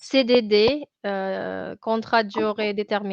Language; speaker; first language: French; non-native, fluent; Filipino